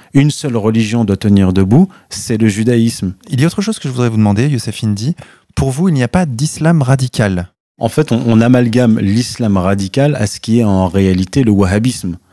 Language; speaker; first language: French; early bilingual, other home language; Arabic